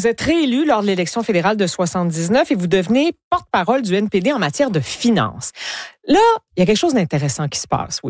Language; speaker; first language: French; native; French